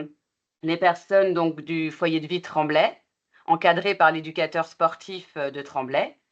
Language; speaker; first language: French; native; French